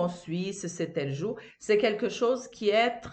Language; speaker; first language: French; non-native, fluent; Portuguese